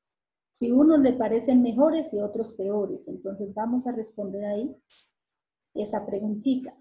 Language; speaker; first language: Spanish; native; Spanish